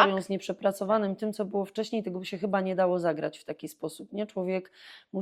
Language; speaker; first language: Polish; native; Polish